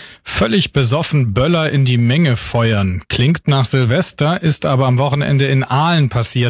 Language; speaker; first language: German; native; German